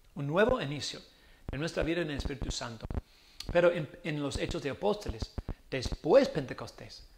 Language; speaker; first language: Spanish; non-native, learner; English